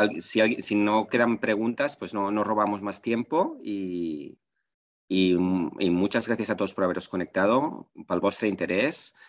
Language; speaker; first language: Spanish; non-native, local second language; Catalan